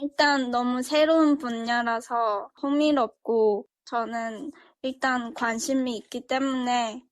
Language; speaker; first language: Korean; early bilingual, other home language; Chinese